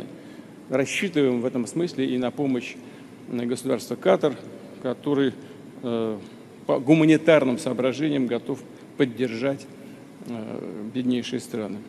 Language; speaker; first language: Russian; native; Russian